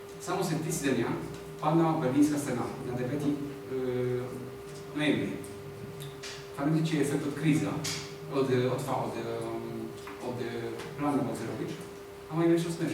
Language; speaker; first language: Bulgarian; non-native, learner; Polish